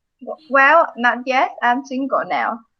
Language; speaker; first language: English; non-native, fluent; Vietnamese